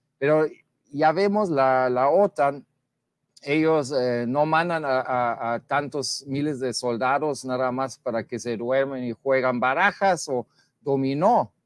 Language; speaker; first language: Spanish; non-native, fluent; German